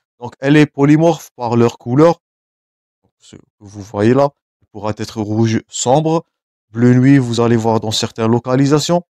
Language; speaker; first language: French; non-native, local second language; Arabic